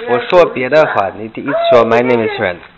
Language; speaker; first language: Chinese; non-native, learner; English